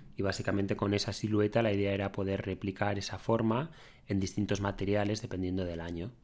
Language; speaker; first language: Spanish; native; Spanish